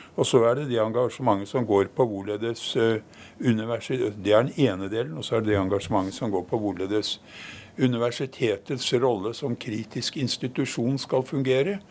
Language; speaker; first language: Norwegian; native; Norwegian